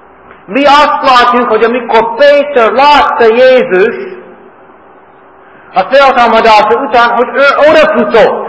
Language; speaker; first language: Hungarian; non-native, fluent; English